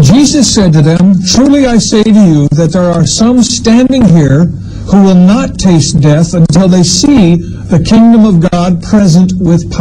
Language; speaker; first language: English; native; English